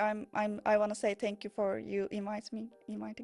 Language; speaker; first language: English; non-native, learner; Turkish